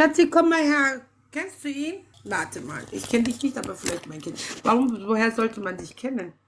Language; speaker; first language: German; native; German